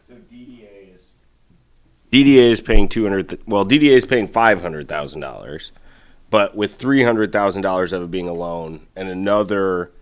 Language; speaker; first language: English; native; English